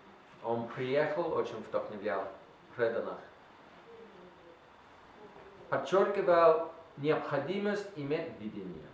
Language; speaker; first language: Russian; non-native, learner; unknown